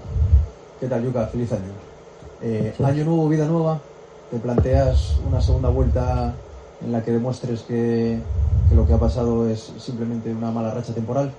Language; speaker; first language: Spanish; native; Spanish